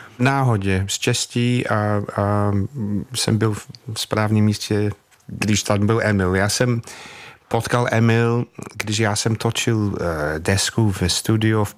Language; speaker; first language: Czech; non-native, fluent; English